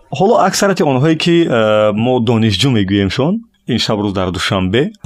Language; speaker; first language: Tajik; native; Tajik